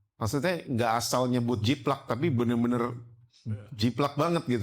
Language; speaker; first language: Indonesian; native; Indonesian